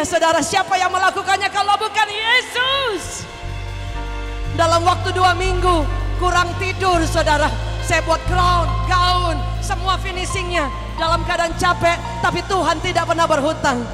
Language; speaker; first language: Indonesian; native; Indonesian